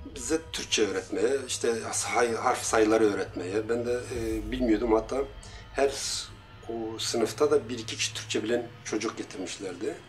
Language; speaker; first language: Turkish; non-native, local second language; Kurdish